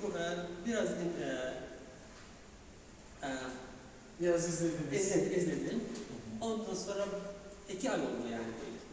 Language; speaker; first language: Turkish; non-native, learner; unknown